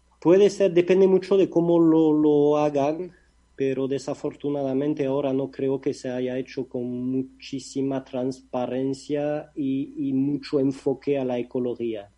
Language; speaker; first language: Spanish; non-native, fluent; French